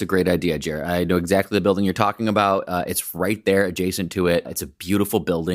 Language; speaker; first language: English; native; English